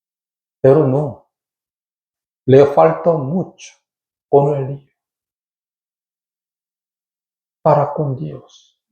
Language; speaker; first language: Spanish; non-native, learner; Korean